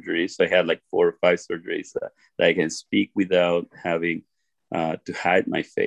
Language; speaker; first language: English; non-native, fluent; Spanish